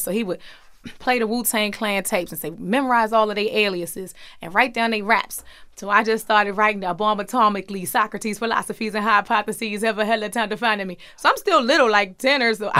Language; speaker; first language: English; native; English